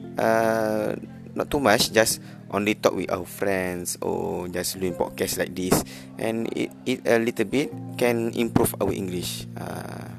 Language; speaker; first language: English; non-native, learner; Malay